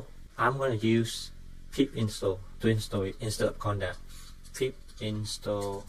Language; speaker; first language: English; non-native, fluent; Vietnamese